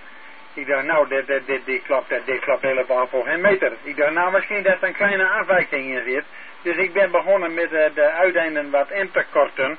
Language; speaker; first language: Dutch; native; Dutch